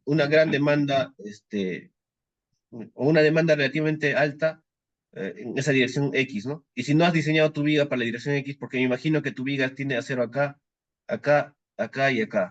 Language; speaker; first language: Spanish; native; Spanish